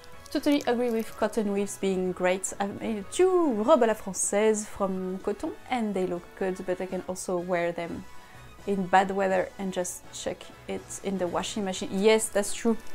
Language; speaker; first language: English; non-native, fluent; French